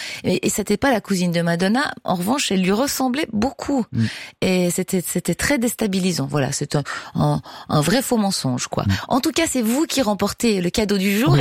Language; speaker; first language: French; native; French